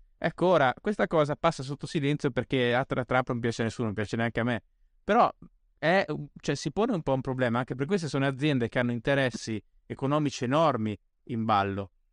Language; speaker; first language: Italian; native; Italian